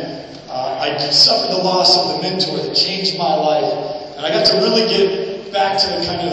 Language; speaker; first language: English; native; English